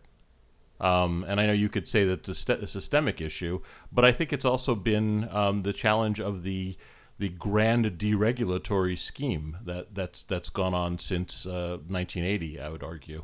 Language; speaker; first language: English; native; English